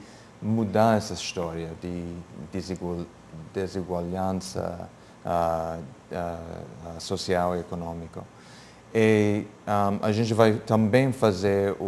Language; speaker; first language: Portuguese; non-native, fluent; English